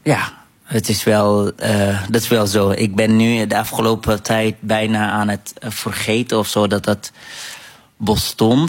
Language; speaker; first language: Dutch; non-native, fluent; Arabic